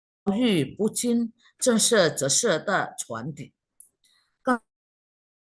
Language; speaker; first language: Chinese; non-native, fluent; Indonesian